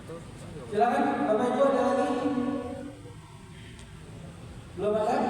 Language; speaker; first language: Indonesian; native; Indonesian